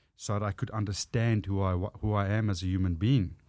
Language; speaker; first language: English; non-native, local second language; Afrikaans